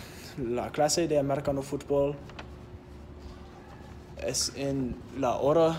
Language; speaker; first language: Spanish; non-native, learner; English